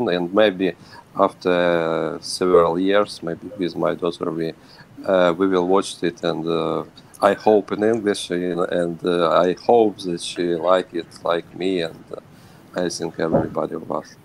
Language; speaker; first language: English; non-native, learner; Ukrainian